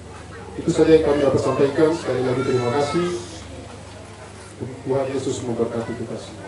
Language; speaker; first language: Indonesian; native; Indonesian